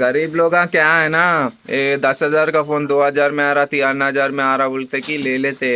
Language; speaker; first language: Hindi; non-native, local second language; Telugu